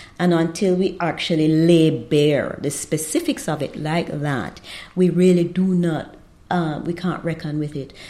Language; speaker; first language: English; native; English